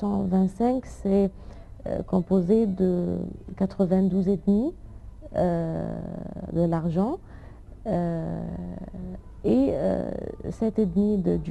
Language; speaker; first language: French; non-native, fluent; Arabic